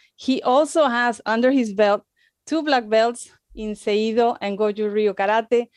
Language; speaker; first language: English; non-native, fluent; Spanish